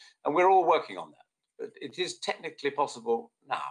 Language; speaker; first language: English; native; English